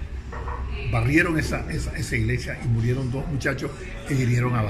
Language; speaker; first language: Spanish; native; Spanish